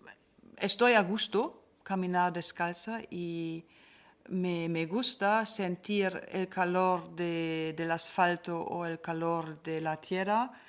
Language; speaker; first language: Spanish; non-native, fluent; German